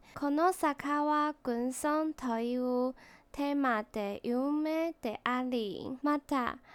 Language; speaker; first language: Japanese; non-native, learner; Chinese